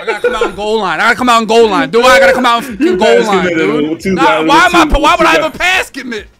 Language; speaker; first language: English; native; English